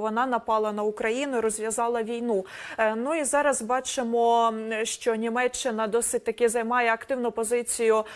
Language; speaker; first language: Ukrainian; native; Ukrainian